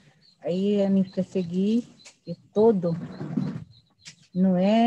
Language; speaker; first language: Portuguese; non-native, local second language; Guarani